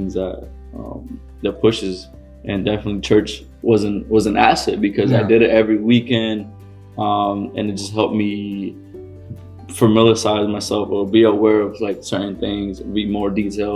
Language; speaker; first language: English; early bilingual, other home language; Spanish